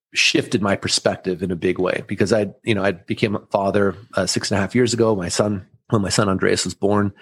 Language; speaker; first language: English; early bilingual, other home language; German